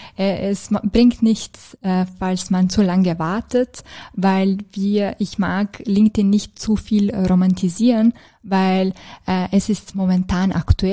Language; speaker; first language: German; non-native, fluent; Serbian